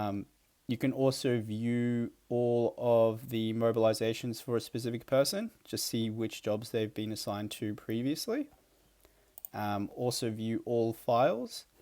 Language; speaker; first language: English; native; English